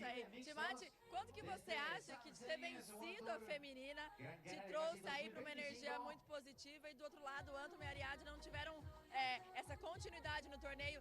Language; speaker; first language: Portuguese; native; Portuguese